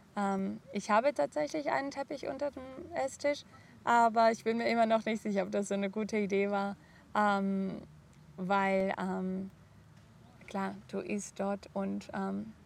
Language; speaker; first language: German; non-native, fluent; Spanish